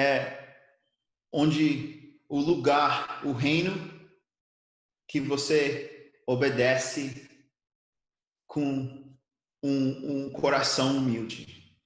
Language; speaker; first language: Portuguese; early bilingual, other home language; English